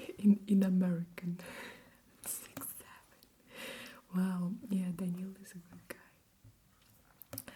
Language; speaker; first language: English; non-native, fluent; Russian